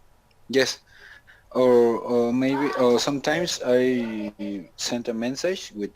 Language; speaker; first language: English; non-native, learner; Spanish